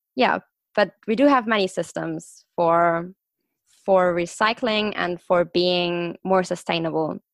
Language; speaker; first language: English; non-native, fluent; German